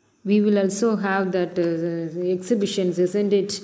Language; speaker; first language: English; non-native, local second language; Tamil